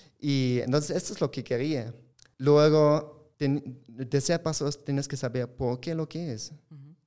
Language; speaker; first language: Spanish; non-native, fluent; German